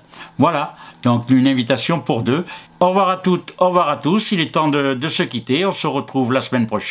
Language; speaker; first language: French; native; French